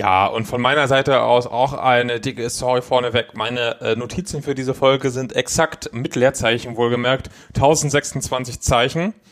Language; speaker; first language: German; native; German